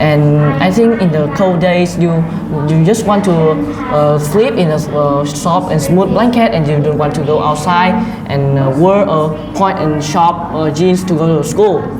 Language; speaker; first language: English; non-native, learner; Vietnamese